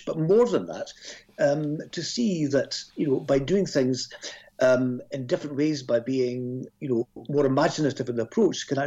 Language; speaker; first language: English; native; English